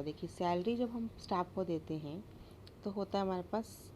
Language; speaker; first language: Hindi; native; Hindi